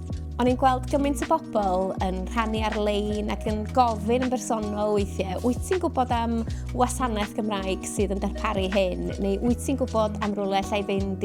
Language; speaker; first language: Welsh; native; Welsh